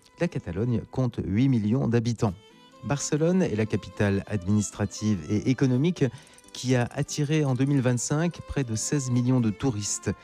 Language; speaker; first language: French; native; French